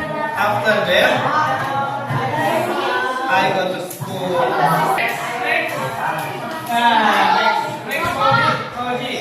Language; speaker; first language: English; non-native, learner; Indonesian